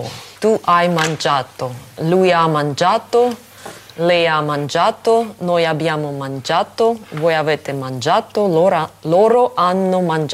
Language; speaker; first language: Italian; non-native, learner; Russian